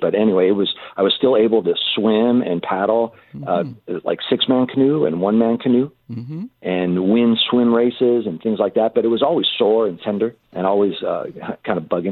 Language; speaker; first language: English; native; English